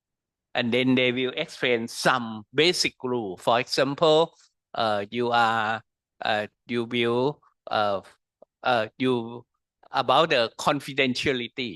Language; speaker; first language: English; non-native, learner; Thai